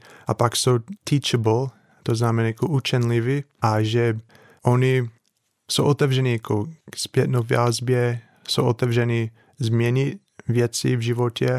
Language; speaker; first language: Czech; non-native, fluent; English